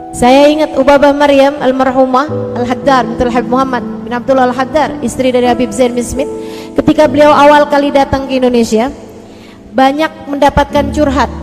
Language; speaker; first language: Indonesian; native; Indonesian